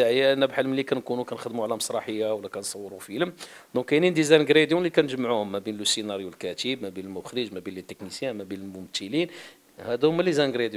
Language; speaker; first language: Arabic; native; Arabic